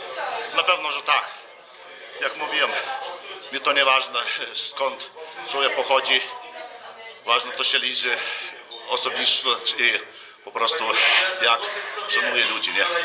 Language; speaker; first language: Polish; non-native, fluent; Lithuanian